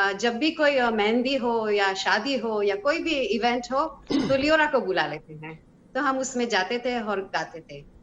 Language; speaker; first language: Hindi; early bilingual, heritage; Hebrew